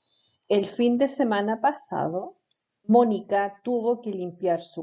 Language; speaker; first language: Spanish; non-native, fluent; English